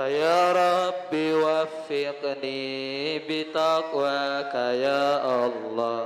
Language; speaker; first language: Arabic; non-native, fluent; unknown